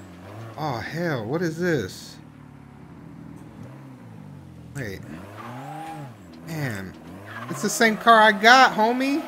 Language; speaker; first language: English; native; English